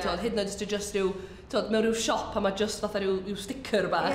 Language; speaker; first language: Welsh; native; Welsh